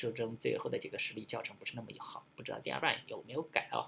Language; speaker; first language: Chinese; native; Chinese